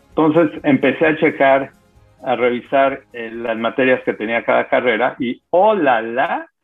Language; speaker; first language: Spanish; native; Spanish